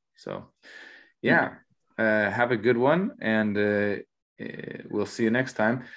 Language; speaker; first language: English; native; English